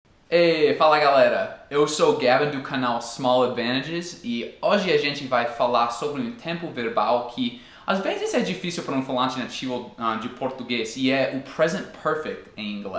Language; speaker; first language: Portuguese; non-native, fluent; English